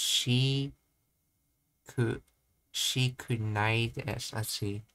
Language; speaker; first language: Japanese; non-native, learner; English